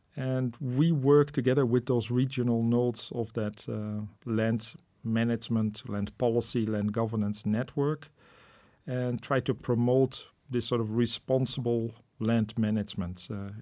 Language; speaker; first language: English; non-native, fluent; Dutch